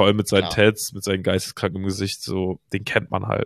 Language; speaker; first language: German; native; German